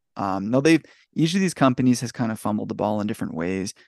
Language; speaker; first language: English; native; English